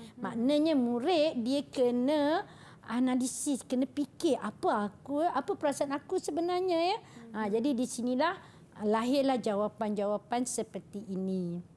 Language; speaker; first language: Malay; native; Malay